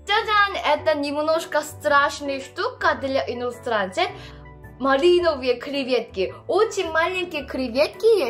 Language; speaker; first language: Russian; non-native, fluent; Korean